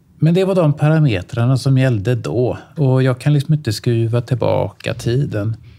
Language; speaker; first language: Swedish; native; Swedish